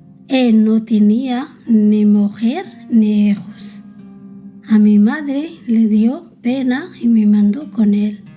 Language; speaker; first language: Spanish; early bilingual, other home language; Arabic